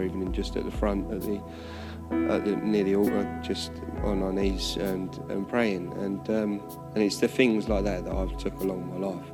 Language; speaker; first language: English; native; English